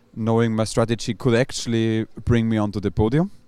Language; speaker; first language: English; non-native, fluent; German